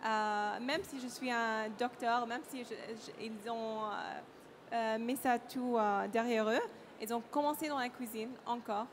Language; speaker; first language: French; non-native, learner; Arabic